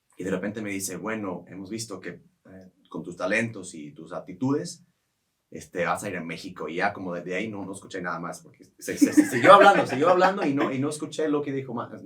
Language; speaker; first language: Spanish; non-native, fluent; English